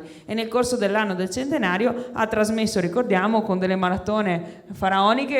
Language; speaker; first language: Italian; native; Italian